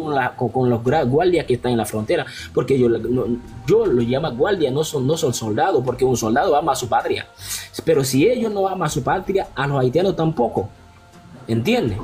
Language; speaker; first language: Spanish; non-native, local second language; Haitian Creole